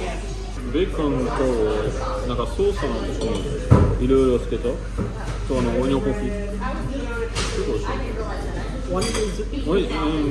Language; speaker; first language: Japanese; non-native, learner; French